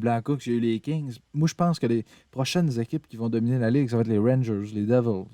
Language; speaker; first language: French; native; French